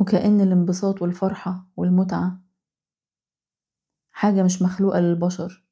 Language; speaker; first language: Arabic; native; Arabic